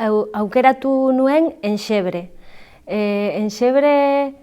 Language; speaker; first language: Basque; non-native, learner; Galician